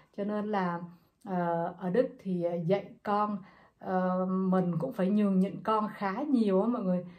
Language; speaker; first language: Vietnamese; native; Vietnamese